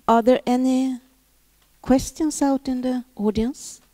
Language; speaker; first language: English; non-native, fluent; Swedish